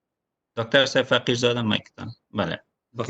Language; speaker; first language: Persian; native; Persian